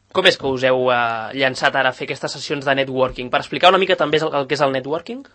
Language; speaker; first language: Catalan; native; Catalan